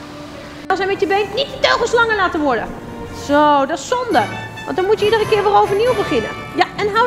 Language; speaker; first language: Dutch; native; Dutch